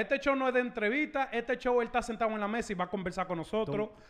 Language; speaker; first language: Spanish; early bilingual, heritage; Spanish